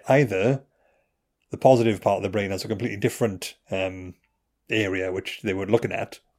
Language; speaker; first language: English; native; English